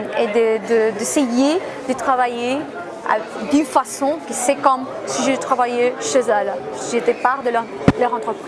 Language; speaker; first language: French; non-native, fluent; Spanish